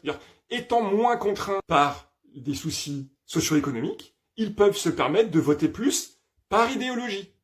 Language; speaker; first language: French; native; French